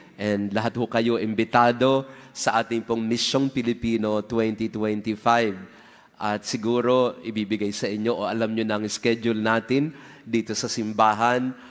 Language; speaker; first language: Filipino; non-native, local second language; Bikol